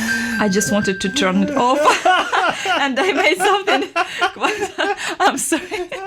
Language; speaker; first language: English; non-native, fluent; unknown